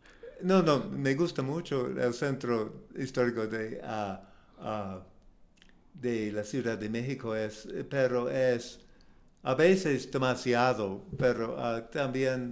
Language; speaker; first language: Spanish; non-native, learner; English